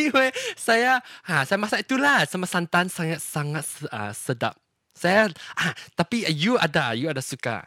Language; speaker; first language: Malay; non-native, local second language; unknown